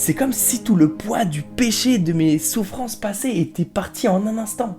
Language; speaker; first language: French; native; French